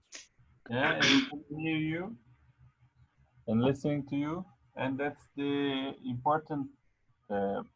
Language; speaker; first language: English; non-native, fluent; Arabic